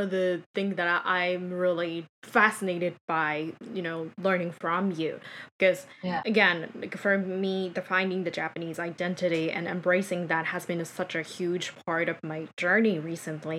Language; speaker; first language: English; non-native, fluent; Japanese